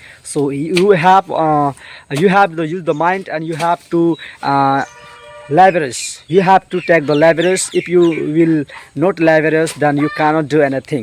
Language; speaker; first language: English; non-native, learner; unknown